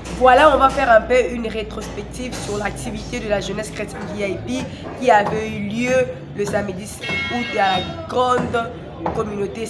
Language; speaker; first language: French; non-native, local second language; Lingala